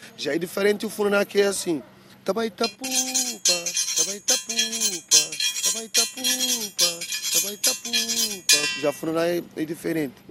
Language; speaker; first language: Portuguese; non-native, local second language; Kabuverdianu